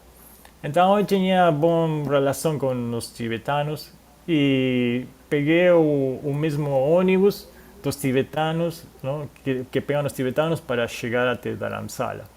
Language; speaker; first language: Portuguese; non-native, fluent; Spanish